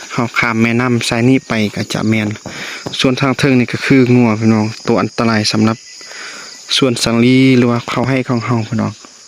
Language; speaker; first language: Lao; non-native, local second language; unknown